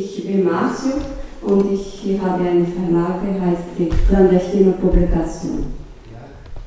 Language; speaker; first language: German; non-native, learner; Portuguese